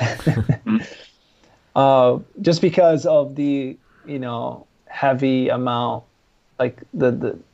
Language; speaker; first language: English; non-native, fluent; Italian